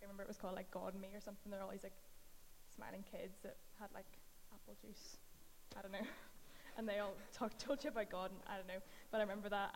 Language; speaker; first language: English; native; English